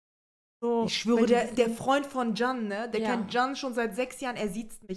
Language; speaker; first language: German; early bilingual, other home language; Turkish